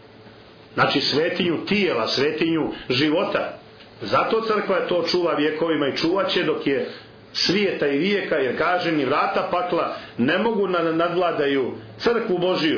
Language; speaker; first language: Croatian; native; Croatian